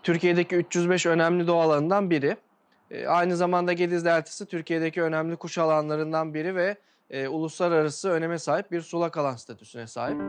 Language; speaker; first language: Turkish; native; Turkish